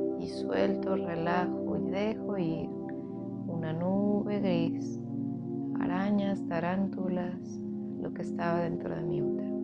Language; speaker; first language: Spanish; native; Spanish